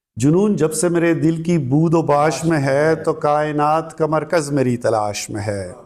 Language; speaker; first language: Urdu; non-native, local second language; Pashto